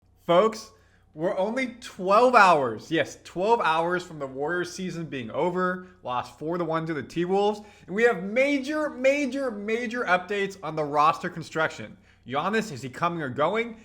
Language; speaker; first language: English; native; English